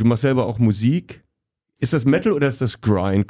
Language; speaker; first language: German; native; German